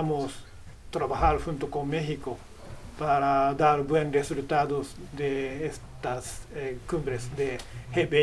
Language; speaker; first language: Spanish; non-native, fluent; Japanese